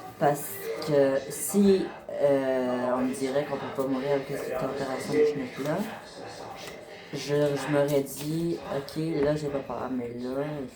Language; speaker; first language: French; native; French